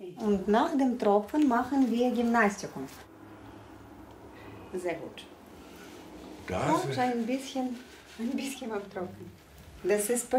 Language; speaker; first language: German; non-native, learner; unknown